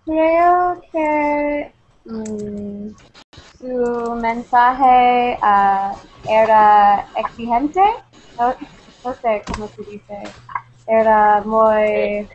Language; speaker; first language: Spanish; non-native, learner; English